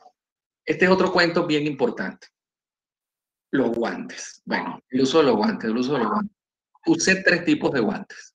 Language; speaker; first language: Spanish; native; Spanish